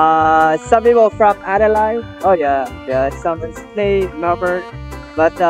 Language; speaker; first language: English; non-native, learner; Vietnamese